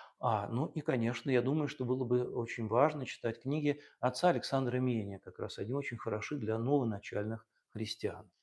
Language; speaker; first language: Russian; native; Russian